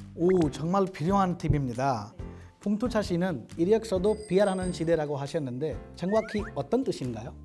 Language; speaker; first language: Korean; non-native, fluent; Hindi